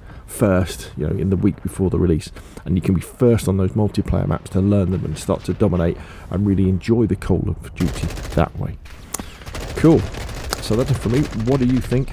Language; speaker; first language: English; native; English